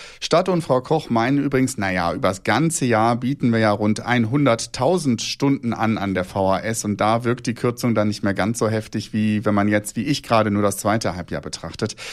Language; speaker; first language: German; native; German